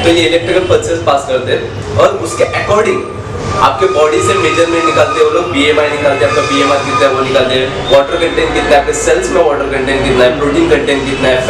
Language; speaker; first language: Hindi; native; Hindi